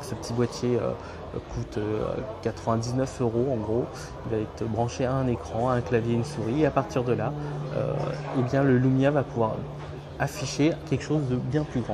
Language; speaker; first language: French; native; French